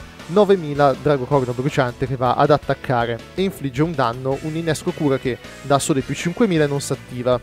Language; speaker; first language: Italian; native; Italian